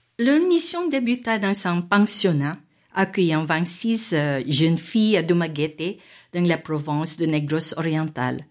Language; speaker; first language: French; non-native, fluent; Filipino